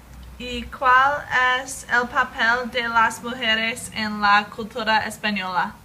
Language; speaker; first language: Spanish; non-native, learner; English